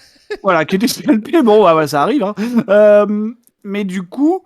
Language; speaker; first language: French; native; French